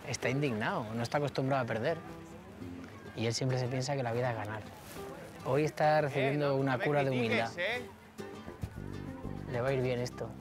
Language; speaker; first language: Spanish; native; Spanish